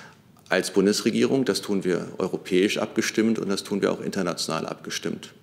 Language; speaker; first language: German; native; German